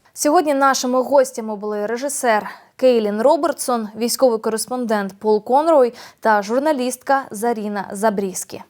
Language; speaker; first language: Ukrainian; native; Ukrainian